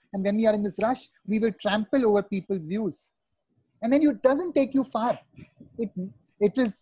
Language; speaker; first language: English; non-native, local second language; Hindi